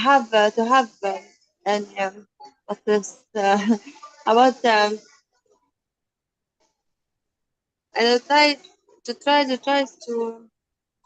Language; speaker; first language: English; non-native, learner; Arabic